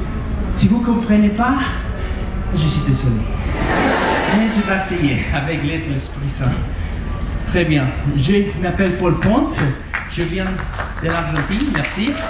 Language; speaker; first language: French; non-native, fluent; Spanish